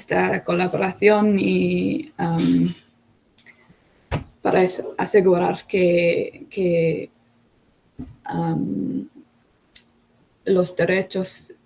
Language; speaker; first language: Spanish; non-native, fluent; English